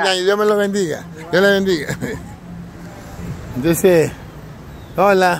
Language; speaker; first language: Spanish; native; Spanish